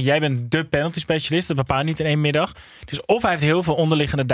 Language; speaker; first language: Dutch; native; Dutch